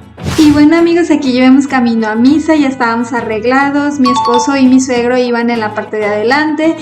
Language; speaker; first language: Spanish; native; Spanish